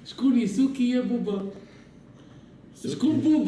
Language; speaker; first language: Arabic; native; Arabic